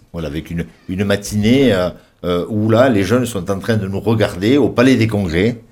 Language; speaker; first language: French; native; French